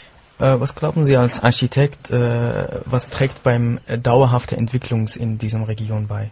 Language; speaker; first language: German; non-native, fluent; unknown